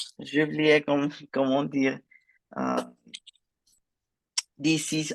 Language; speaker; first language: French; non-native, fluent; Spanish